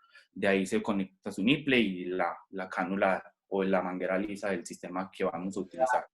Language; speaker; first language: Spanish; native; Spanish